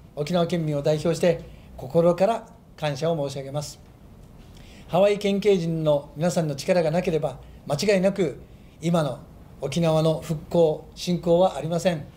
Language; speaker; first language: Japanese; native; Japanese